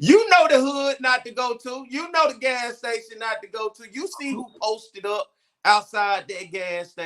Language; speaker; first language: English; native; English